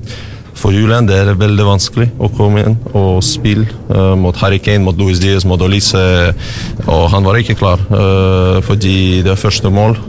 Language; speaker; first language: Norwegian; non-native, learner; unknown